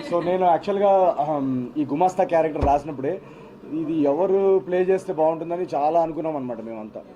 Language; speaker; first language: Telugu; native; Telugu